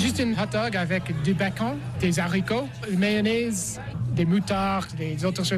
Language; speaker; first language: French; non-native, learner; English